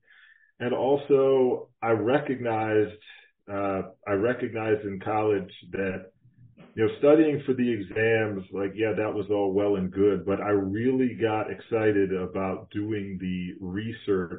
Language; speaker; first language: English; native; English